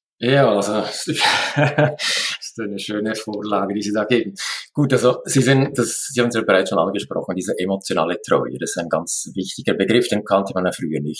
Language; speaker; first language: German; native; German